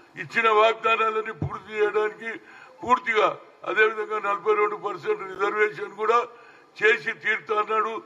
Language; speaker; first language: Telugu; native; Telugu